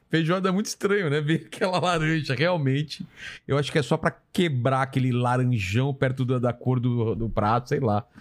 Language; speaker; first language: Portuguese; native; Portuguese